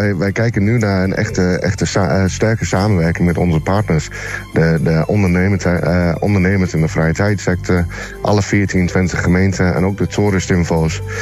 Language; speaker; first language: Dutch; non-native, fluent; English